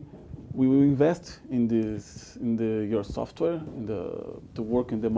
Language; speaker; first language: English; non-native, learner; Portuguese